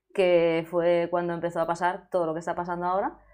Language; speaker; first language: Spanish; native; Spanish